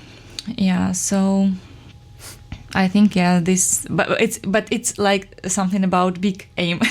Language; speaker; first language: English; non-native, fluent; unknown